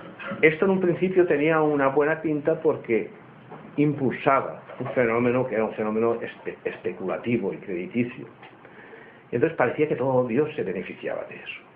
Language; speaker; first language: Spanish; native; Spanish